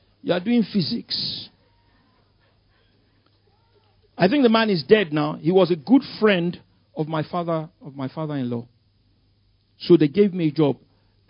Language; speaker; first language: English; non-native, local second language; Yoruba